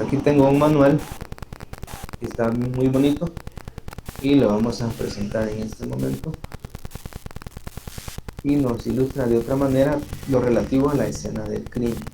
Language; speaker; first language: Spanish; native; Spanish